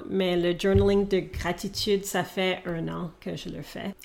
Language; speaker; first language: French; non-native, local second language; English